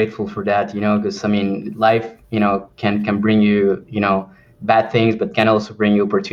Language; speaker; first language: English; non-native, fluent; Spanish